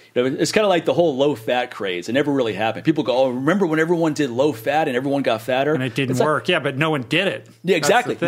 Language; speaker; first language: English; native; English